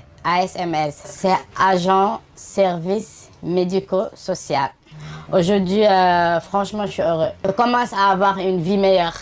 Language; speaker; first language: French; non-native, learner; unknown